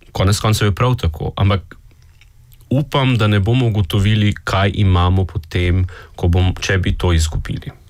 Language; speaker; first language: Slovenian; native; Slovenian